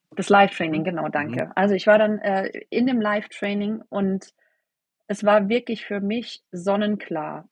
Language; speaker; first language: German; native; German